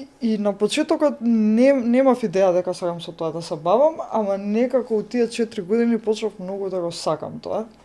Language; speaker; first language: Macedonian; non-native, local second language; Turkish